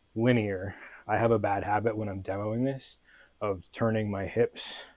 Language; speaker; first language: English; native; English